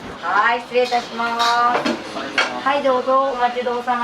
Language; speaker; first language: Japanese; native; Japanese